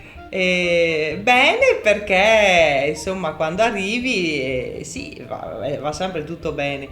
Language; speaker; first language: Italian; native; Italian